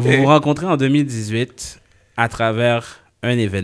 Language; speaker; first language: French; native; French